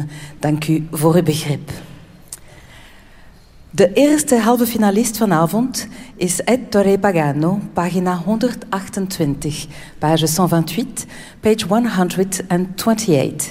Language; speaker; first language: Dutch; native; Dutch